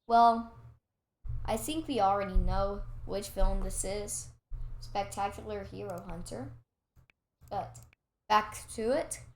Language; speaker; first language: English; native; English